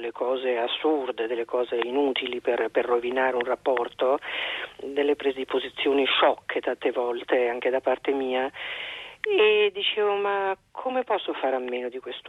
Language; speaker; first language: Italian; native; Italian